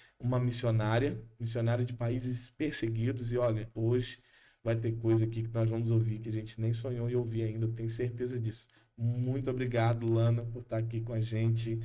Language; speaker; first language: Portuguese; native; Portuguese